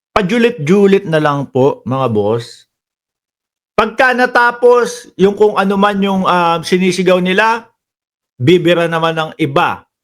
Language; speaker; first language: Filipino; native; Filipino